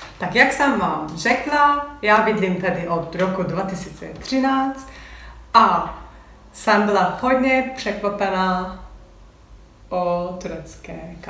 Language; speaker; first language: Czech; non-native, learner; Turkish